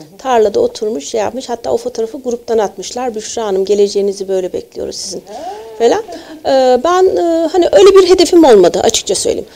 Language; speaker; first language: Turkish; native; Turkish